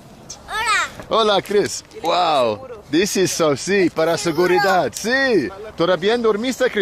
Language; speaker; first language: Spanish; non-native, learner; English